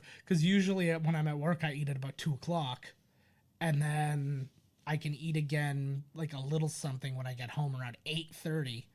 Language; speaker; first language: English; native; English